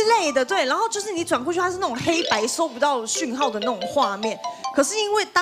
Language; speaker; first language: Chinese; native; Chinese